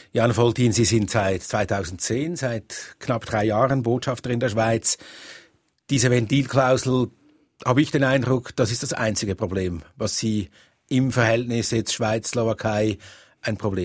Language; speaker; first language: German; native; German